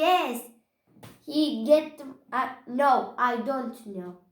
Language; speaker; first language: English; non-native, learner; Turkish